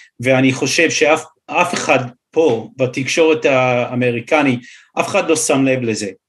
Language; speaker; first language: Hebrew; non-native, fluent; English